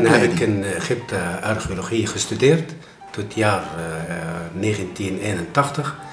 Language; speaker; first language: Dutch; non-native, learner; Arabic